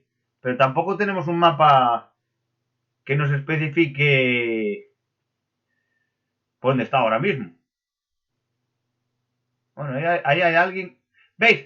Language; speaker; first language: Spanish; native; Spanish